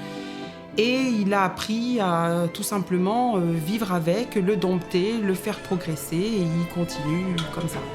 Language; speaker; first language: French; native; French